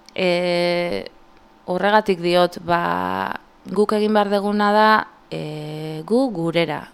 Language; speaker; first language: Basque; native; Basque